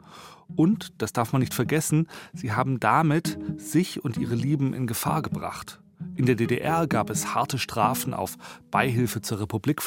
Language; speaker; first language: German; native; German